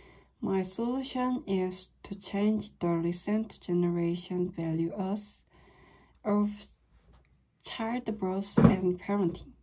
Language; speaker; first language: English; non-native, learner; Korean